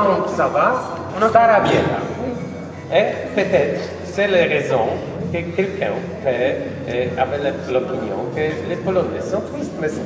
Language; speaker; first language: French; non-native, learner; Polish